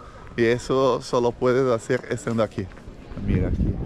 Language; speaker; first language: Spanish; non-native, fluent; Portuguese